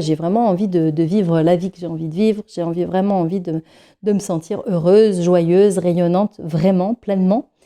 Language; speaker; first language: French; native; French